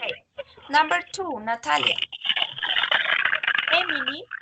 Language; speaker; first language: English; non-native, learner; Spanish